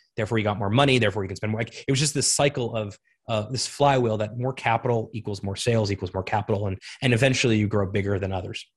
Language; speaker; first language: English; native; English